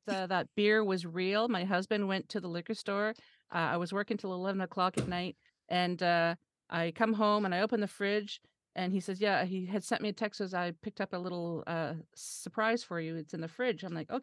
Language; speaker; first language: English; non-native, fluent; French